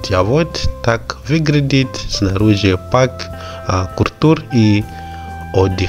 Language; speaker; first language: Russian; non-native, learner; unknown